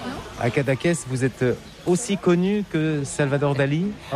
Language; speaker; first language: French; native; French